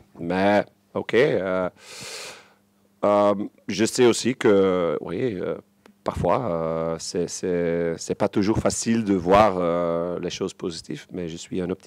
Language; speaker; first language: French; non-native, local second language; Dutch